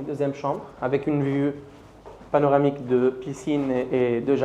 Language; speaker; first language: French; non-native, learner; Arabic